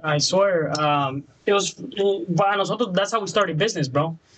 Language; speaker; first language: English; early bilingual, other home language; Spanish